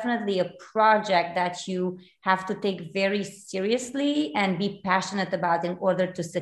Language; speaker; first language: English; non-native, fluent; Romanian